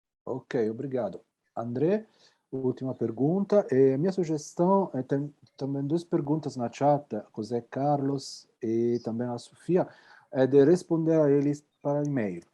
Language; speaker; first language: Portuguese; non-native, fluent; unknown